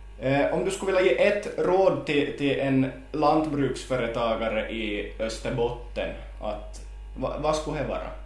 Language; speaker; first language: Swedish; native; Swedish